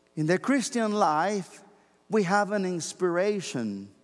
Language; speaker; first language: English; non-native, fluent; Spanish